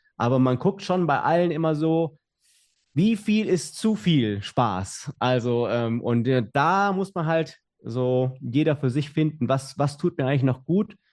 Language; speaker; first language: German; native; German